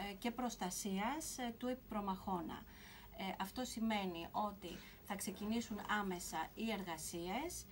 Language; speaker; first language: Greek; native; Greek